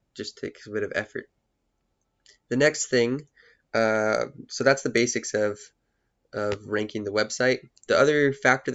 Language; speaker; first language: English; native; English